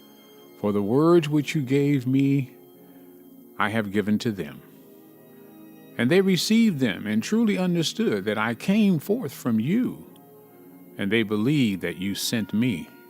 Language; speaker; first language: English; native; English